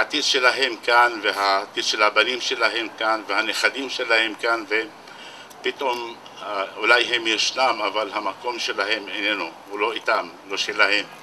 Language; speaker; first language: Hebrew; non-native, local second language; Arabic